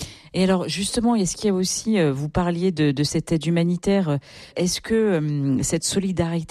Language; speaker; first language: French; native; French